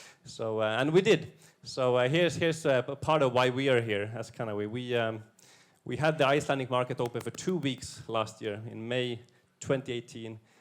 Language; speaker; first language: English; non-native, fluent; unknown